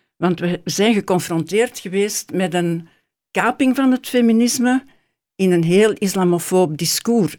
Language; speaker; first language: Dutch; native; Dutch